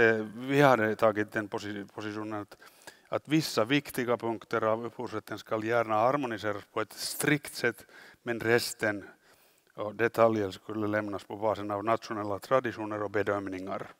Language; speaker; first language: Swedish; non-native, local second language; Finnish